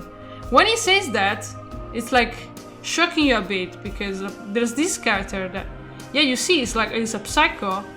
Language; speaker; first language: English; non-native, fluent; Italian